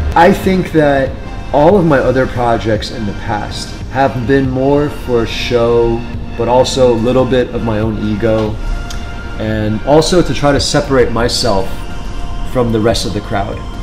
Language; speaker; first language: English; early bilingual, other home language; Chinese